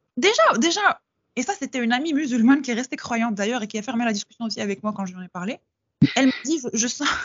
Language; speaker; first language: French; non-native, local second language; Arabic